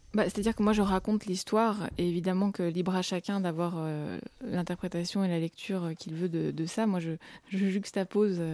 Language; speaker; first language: French; early bilingual, other home language; Russian